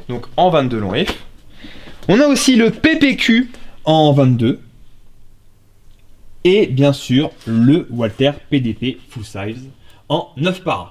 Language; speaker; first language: French; native; French